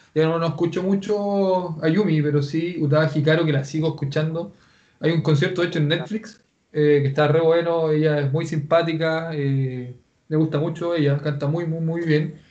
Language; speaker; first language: Spanish; native; Spanish